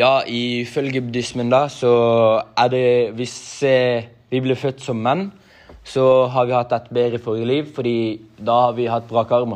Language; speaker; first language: Norwegian; native; Norwegian